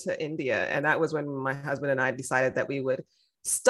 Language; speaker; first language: English; native; English